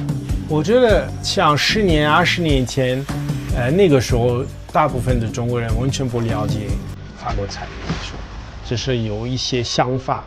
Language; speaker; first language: Chinese; non-native, fluent; French